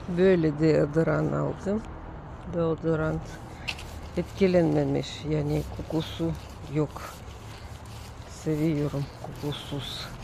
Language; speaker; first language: Turkish; non-native, learner; Russian